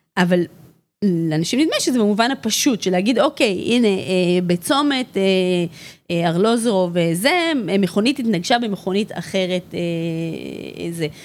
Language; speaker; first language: Hebrew; native; Hebrew